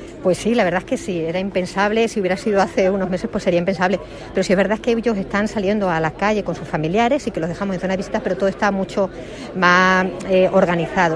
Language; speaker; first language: Spanish; native; Spanish